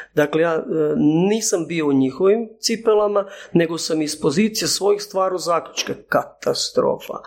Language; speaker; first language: Croatian; native; Croatian